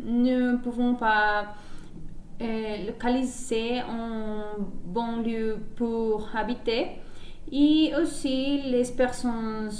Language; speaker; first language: French; non-native, learner; Spanish